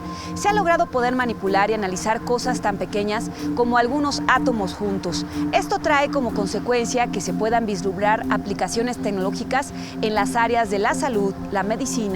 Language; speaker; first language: Spanish; native; Spanish